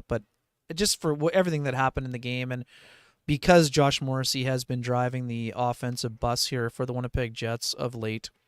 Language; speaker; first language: English; native; English